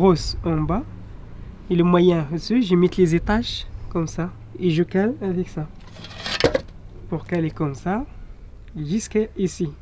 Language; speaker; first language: French; non-native, learner; Arabic